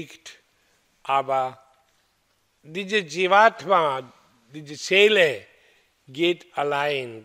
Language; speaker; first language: German; non-native, learner; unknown